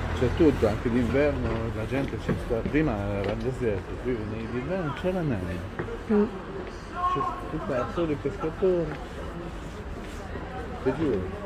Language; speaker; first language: Italian; native; Italian